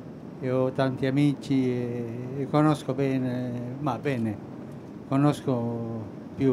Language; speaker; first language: Italian; non-native, fluent; Spanish